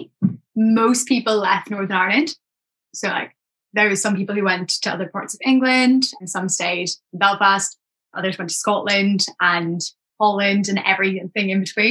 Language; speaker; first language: English; native; English